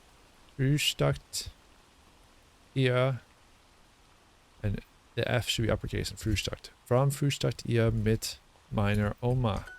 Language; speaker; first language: German; non-native, learner; English